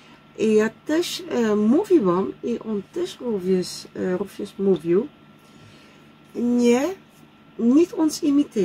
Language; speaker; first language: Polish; non-native, learner; Dutch